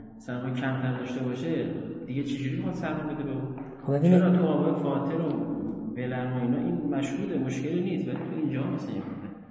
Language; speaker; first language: Persian; native; Persian